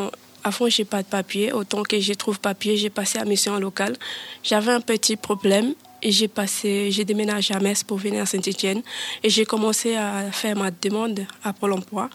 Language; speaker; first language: French; non-native, learner; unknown